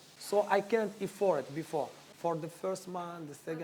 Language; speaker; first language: English; non-native, learner; Arabic